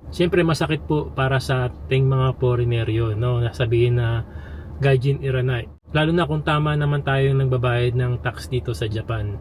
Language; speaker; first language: Filipino; native; Filipino